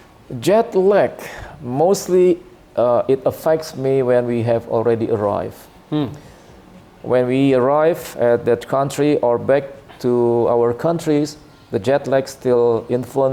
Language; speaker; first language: English; non-native, learner; Indonesian